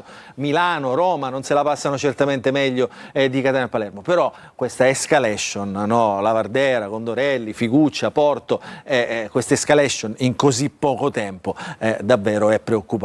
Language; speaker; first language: Italian; native; Italian